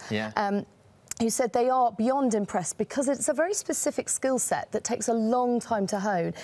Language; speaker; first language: English; native; English